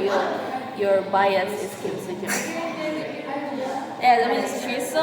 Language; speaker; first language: English; non-native, learner; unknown